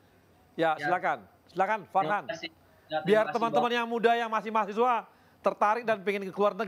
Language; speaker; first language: Indonesian; native; Indonesian